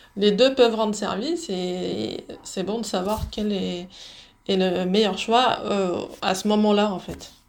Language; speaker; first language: French; early bilingual, other home language; Dutch